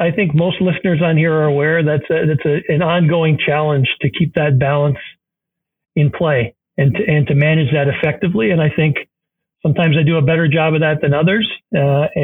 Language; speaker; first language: English; native; English